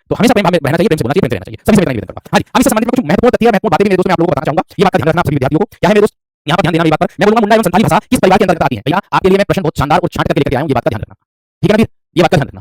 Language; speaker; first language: Hindi; native; Hindi